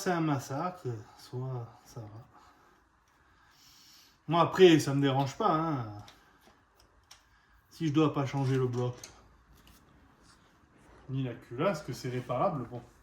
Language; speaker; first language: French; native; French